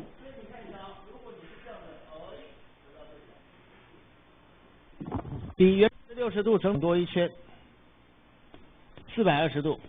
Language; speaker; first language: Chinese; native; Chinese